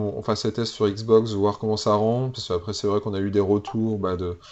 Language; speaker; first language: French; native; French